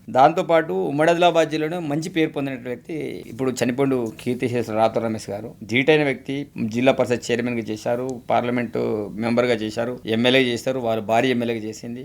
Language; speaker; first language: Telugu; non-native, local second language; Gondi